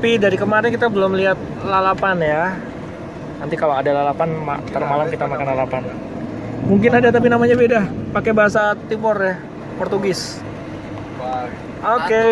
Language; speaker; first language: Indonesian; native; Indonesian